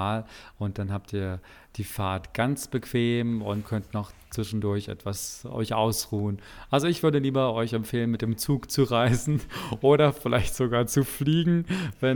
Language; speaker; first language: German; native; German